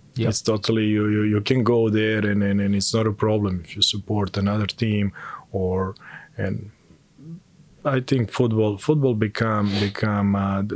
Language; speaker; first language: English; non-native, fluent; Serbian